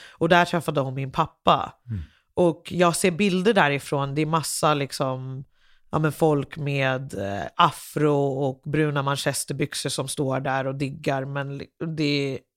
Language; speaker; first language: Swedish; early bilingual, other home language; English